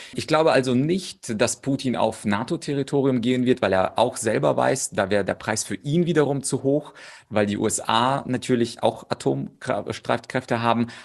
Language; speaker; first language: German; early bilingual, other home language; Russian